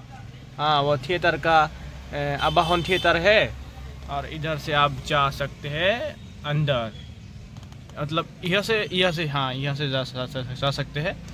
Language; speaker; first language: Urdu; non-native, local second language; Assamese